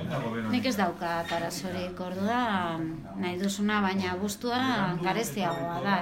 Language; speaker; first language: Basque; non-native, learner; Spanish